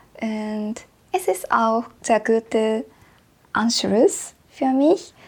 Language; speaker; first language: German; non-native, learner; Japanese